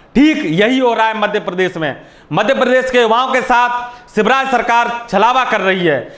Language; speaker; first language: Hindi; native; Hindi